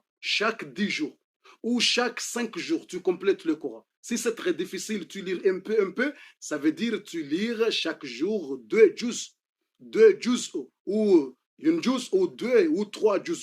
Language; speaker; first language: French; non-native, learner; Comorian